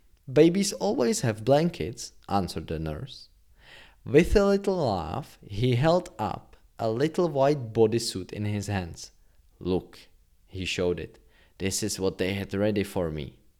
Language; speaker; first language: English; non-native, fluent; Czech